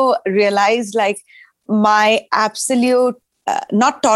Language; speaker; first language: English; non-native, local second language; Hindi